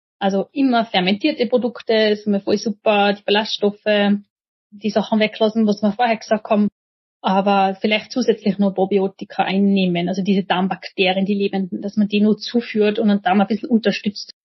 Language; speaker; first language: German; native; German